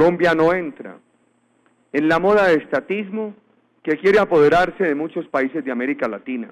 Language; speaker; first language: Spanish; native; Spanish